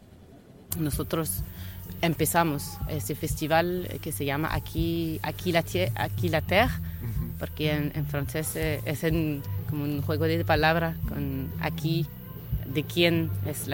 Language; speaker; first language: Spanish; non-native, fluent; French